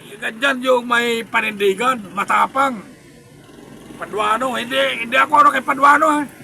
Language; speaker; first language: Filipino; non-native, local second language; Cebuano